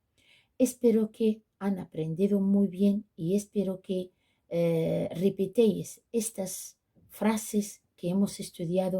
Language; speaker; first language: Spanish; non-native, fluent; Arabic